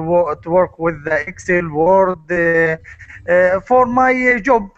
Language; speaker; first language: English; non-native, learner; Arabic